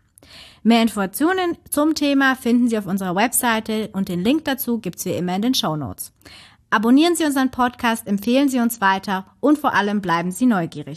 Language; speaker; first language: German; native; German